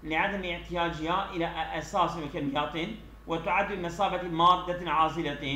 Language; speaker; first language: Arabic; non-native, fluent; Turkish